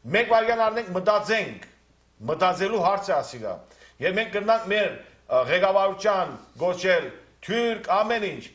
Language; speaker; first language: Armenian; native; Armenian